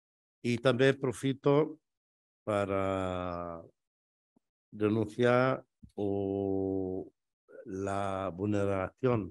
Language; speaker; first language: Catalan; non-native, fluent; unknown